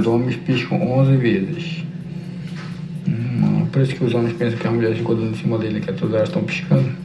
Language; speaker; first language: Portuguese; native; Portuguese